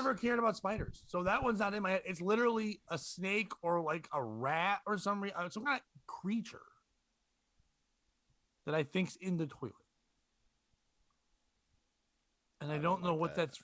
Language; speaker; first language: English; native; English